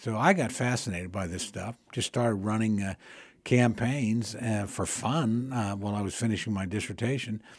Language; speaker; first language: English; native; English